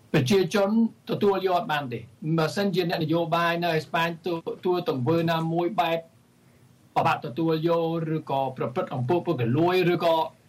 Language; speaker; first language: Khmer; early bilingual, heritage; Khmer